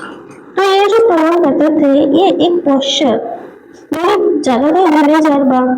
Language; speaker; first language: Hindi; non-native, local second language; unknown